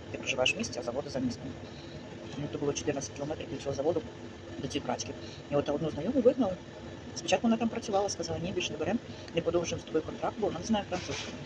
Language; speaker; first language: Ukrainian; native; Ukrainian